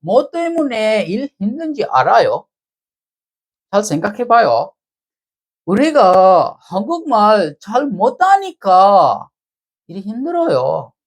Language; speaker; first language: Korean; non-native, fluent; Sinhala